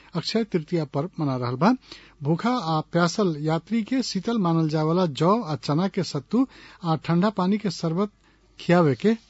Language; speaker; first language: Bhojpuri; non-native, local second language; Nepali